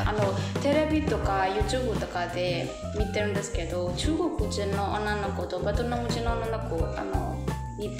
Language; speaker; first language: Japanese; non-native, fluent; Burmese